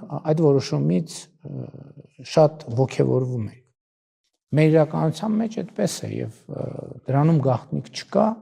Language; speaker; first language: Armenian; native; Armenian